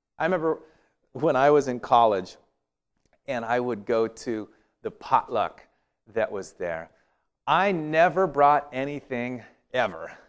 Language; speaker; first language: English; native; English